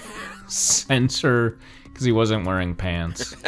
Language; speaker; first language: English; native; English